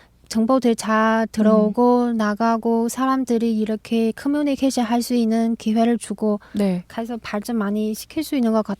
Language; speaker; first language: Korean; non-native, fluent; Chinese